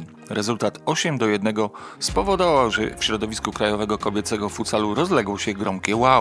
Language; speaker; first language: Polish; native; Polish